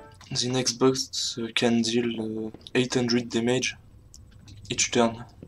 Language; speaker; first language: English; non-native, learner; French